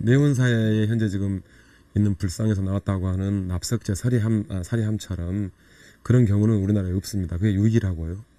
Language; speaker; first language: Korean; native; Korean